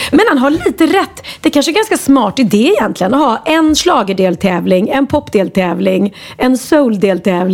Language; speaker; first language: Swedish; native; Swedish